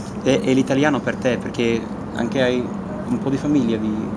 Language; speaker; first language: Italian; non-native, fluent; English